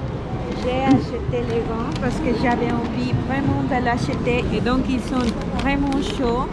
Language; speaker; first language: French; non-native, fluent; Spanish